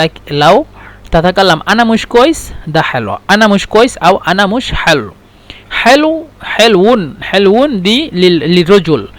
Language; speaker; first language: Arabic; non-native, fluent; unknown